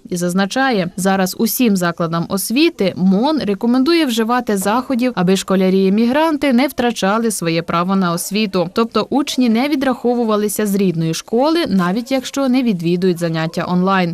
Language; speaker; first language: Ukrainian; native; Ukrainian